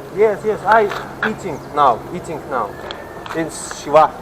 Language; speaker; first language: English; non-native, learner; Russian